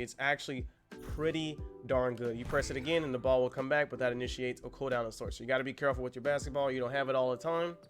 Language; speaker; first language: English; native; English